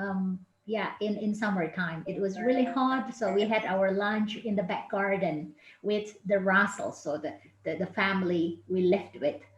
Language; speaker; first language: English; non-native, fluent; Indonesian